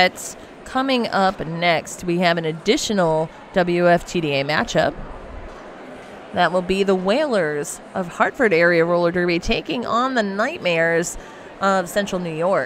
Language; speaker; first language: English; native; English